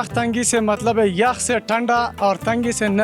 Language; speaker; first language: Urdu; non-native, local second language; Pashto